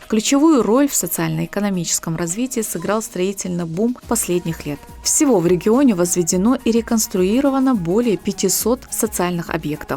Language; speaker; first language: Russian; native; Russian